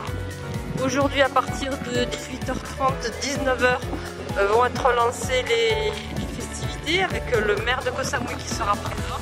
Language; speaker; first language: French; native; French